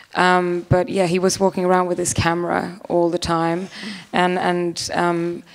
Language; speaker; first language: English; non-native, fluent; Swedish